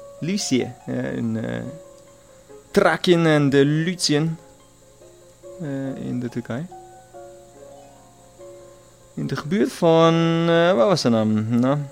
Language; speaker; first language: Dutch; non-native, learner; German